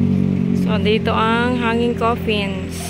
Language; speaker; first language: Filipino; native; Filipino